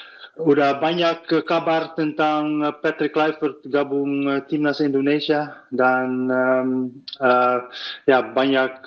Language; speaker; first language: Indonesian; early bilingual, heritage; Dutch